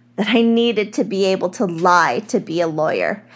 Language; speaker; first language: English; native; English